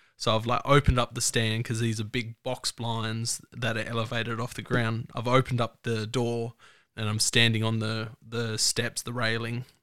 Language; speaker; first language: English; native; English